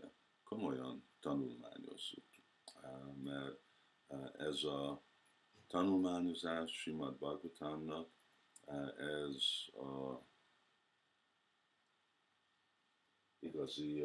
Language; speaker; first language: Hungarian; early bilingual, heritage; Hungarian